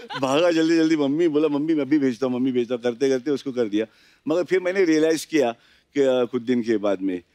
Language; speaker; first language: Hindi; non-native, local second language; Gujarati